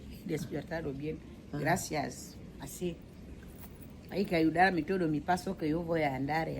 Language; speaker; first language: Spanish; non-native, learner; Filipino